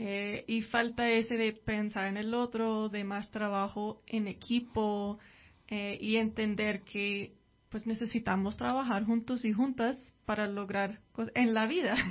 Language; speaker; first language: Spanish; non-native, fluent; English